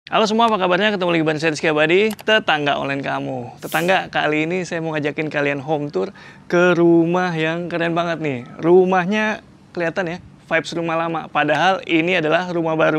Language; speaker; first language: Indonesian; native; Indonesian